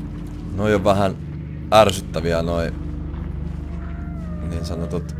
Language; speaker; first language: Finnish; native; Finnish